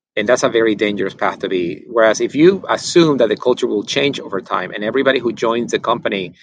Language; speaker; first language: English; non-native, fluent; Spanish